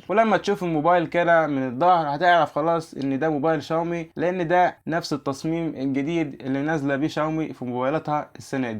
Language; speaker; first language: Arabic; native; Arabic